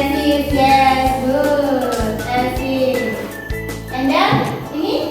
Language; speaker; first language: English; non-native, local second language; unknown